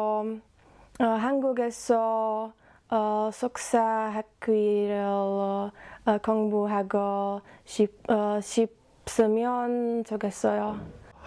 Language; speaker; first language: Korean; non-native, learner; Slovak